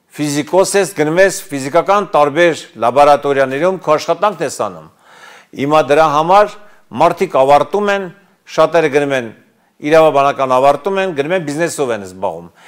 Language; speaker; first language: Armenian; native; Armenian